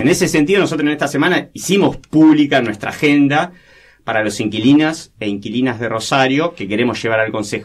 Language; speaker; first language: Spanish; native; Spanish